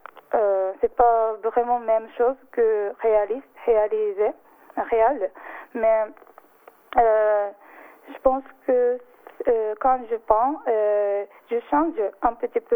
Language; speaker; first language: French; non-native, learner; Japanese